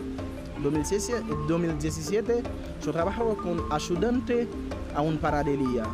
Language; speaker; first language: Spanish; non-native, learner; Haitian Creole